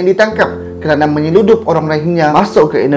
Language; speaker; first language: Malay; native; Malay